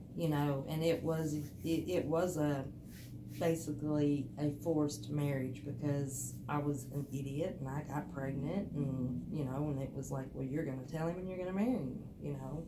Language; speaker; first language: English; native; English